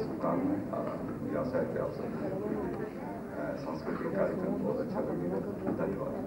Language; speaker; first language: Hindi; native; Hindi